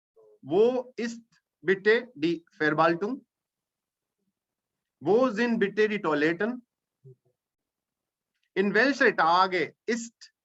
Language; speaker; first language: German; non-native, fluent; Hindi